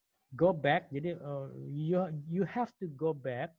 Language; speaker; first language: English; non-native, fluent; Indonesian